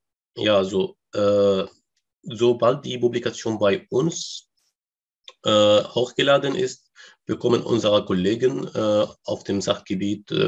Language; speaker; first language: German; non-native, learner; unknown